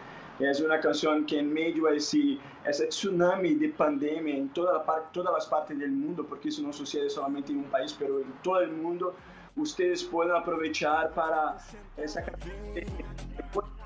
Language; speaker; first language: Spanish; non-native, fluent; Portuguese